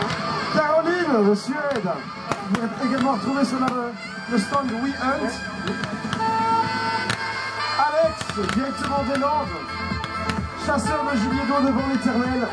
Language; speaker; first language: French; native; French